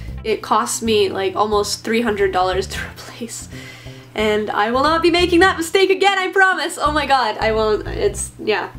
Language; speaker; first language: English; native; English